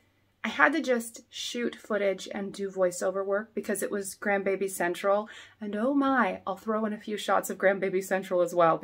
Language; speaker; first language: English; native; English